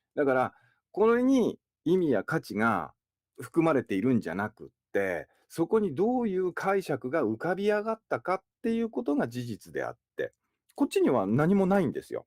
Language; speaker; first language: Japanese; native; Japanese